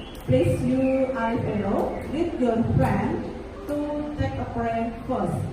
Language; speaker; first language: English; non-native, learner; Indonesian